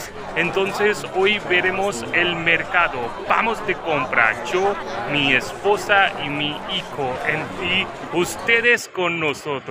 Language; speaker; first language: Spanish; non-native, fluent; Hindi